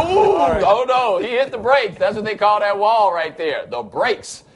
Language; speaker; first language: English; native; English